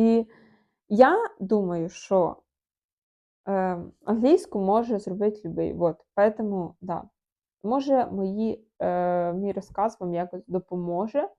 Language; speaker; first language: Ukrainian; non-native, local second language; Russian